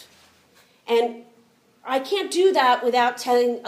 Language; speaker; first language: English; native; English